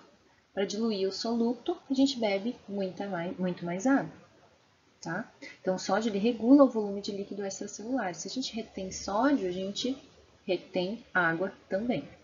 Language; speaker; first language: Portuguese; native; Portuguese